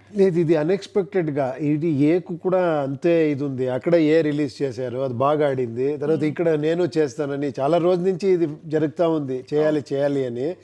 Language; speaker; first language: Telugu; non-native, local second language; Kannada